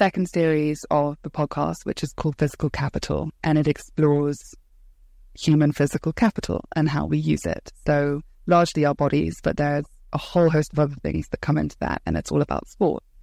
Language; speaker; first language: English; native; English